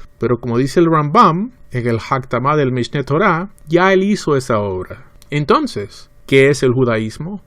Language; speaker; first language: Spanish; early bilingual, heritage; Spanish